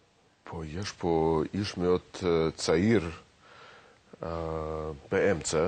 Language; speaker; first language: Hebrew; non-native, fluent; Russian